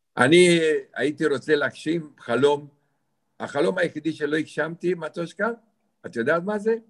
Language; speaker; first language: Hebrew; non-native, fluent; Romanian